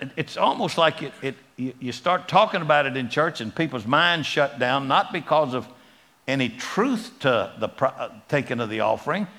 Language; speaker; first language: English; native; English